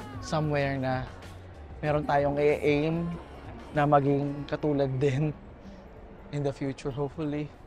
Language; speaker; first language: Filipino; native; Filipino